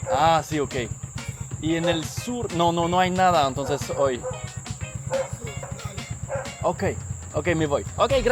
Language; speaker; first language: Spanish; non-native, learner; French